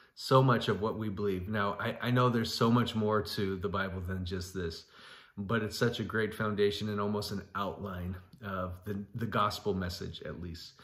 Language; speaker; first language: English; native; English